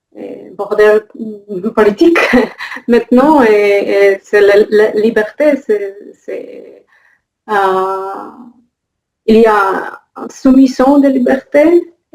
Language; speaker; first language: French; non-native, learner; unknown